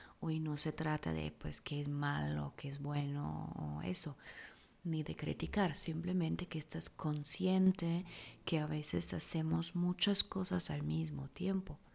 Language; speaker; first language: Spanish; non-native, fluent; German